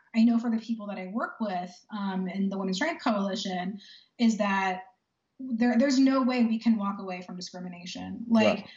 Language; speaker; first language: English; native; English